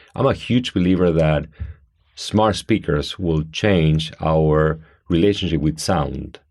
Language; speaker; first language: English; non-native, fluent; Spanish